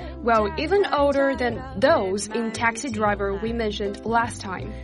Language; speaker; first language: English; non-native, fluent; Chinese